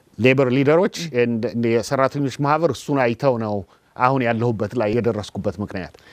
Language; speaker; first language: Amharic; native; Amharic